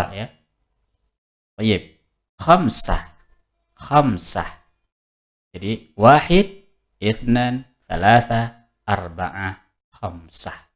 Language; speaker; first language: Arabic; non-native, fluent; Indonesian